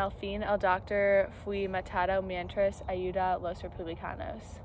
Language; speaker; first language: Spanish; non-native, learner; English